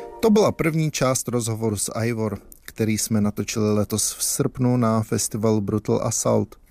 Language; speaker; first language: Czech; native; Czech